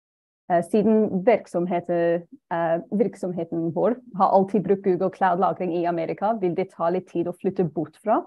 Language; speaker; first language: Norwegian; non-native, fluent; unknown